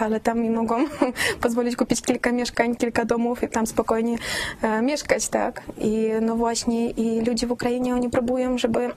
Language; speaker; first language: Polish; non-native, fluent; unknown